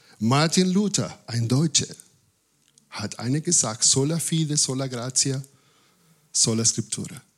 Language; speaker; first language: German; non-native, fluent; Spanish